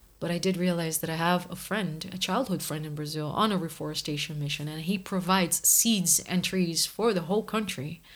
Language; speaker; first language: English; non-native, fluent; Portuguese